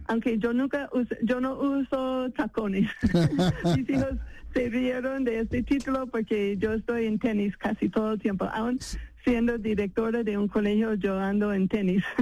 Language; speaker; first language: Spanish; non-native, fluent; English